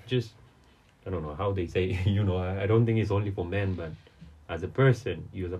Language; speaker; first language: English; non-native, local second language; Swahili